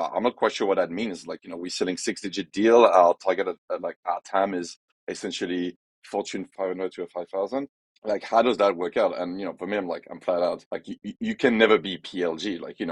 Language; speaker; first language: English; non-native, fluent; French